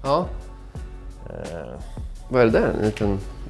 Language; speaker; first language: Swedish; native; Swedish